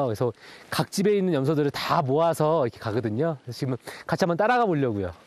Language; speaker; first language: Korean; native; Korean